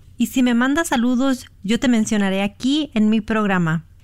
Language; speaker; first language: Spanish; early bilingual, heritage; Spanish